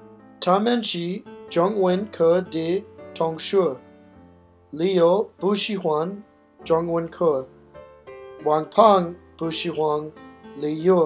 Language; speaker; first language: Chinese; non-native, learner; English